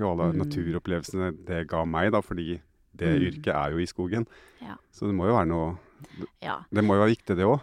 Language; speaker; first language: Norwegian; native; Norwegian